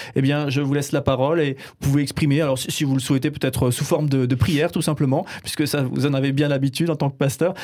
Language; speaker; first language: French; non-native, fluent; English